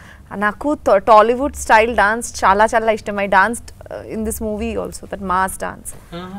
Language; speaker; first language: Telugu; non-native, learner; Bangla